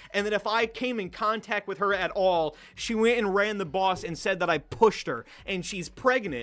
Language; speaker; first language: English; native; English